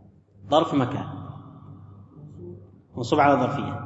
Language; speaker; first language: Arabic; native; Arabic